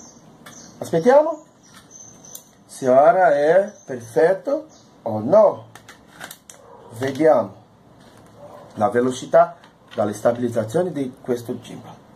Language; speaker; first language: Italian; non-native, learner; Portuguese